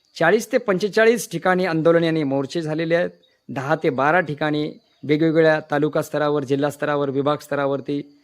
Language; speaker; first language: Marathi; non-native, local second language; Lambadi